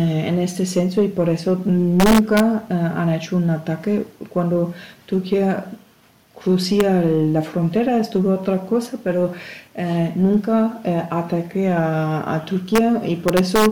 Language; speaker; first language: Spanish; non-native, fluent; German